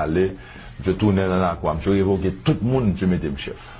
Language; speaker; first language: Haitian Creole; native; Haitian Creole